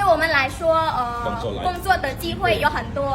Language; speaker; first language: Chinese; non-native, fluent; Khmer